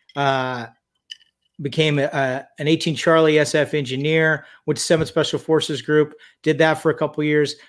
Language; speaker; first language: English; native; English